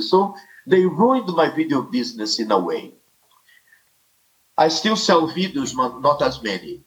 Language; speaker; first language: English; non-native, fluent; Portuguese